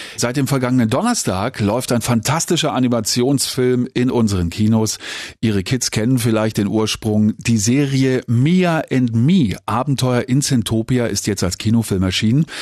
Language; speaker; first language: German; native; German